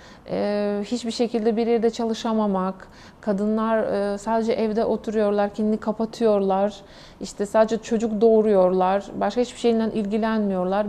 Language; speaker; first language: Turkish; non-native, fluent; Russian